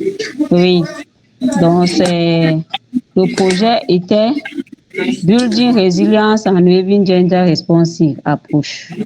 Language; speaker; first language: French; native; French